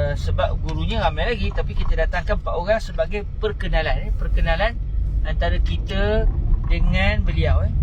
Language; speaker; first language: Malay; native; Malay